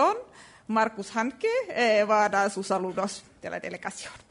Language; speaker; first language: Spanish; non-native, learner; Finnish